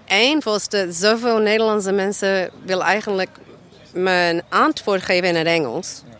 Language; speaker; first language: Dutch; non-native, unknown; English